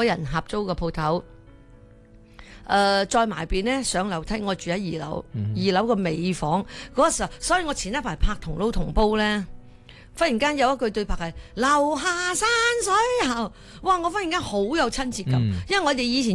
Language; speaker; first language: Cantonese; early bilingual, heritage; Cantonese